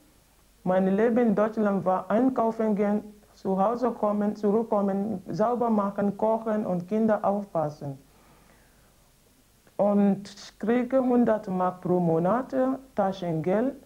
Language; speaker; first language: German; non-native, learner; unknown